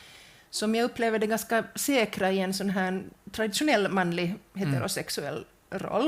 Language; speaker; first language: Swedish; native; Swedish